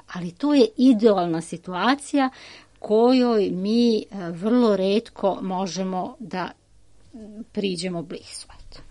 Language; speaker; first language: Serbian; native; Serbian